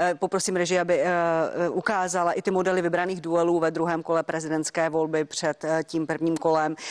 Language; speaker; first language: Czech; native; Czech